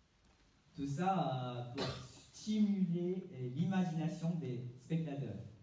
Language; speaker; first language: French; non-native, fluent; Japanese